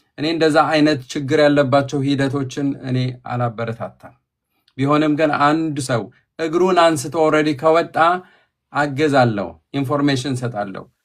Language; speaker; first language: Amharic; native; Amharic